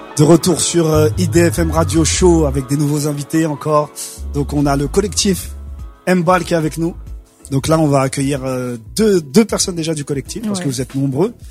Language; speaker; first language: French; native; French